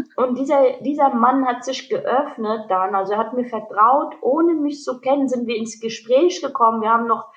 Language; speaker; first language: German; early bilingual, other home language; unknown